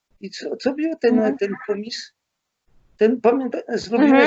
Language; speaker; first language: Polish; non-native, learner; French